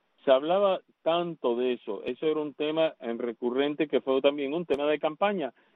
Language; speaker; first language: Spanish; early bilingual, heritage; Spanish